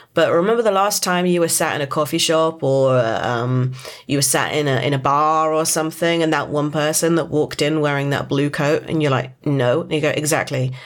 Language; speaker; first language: English; native; English